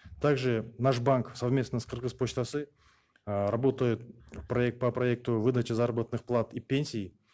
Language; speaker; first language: Russian; non-native, local second language; Kyrgyz